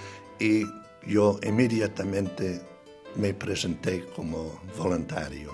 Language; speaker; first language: Spanish; non-native, fluent; English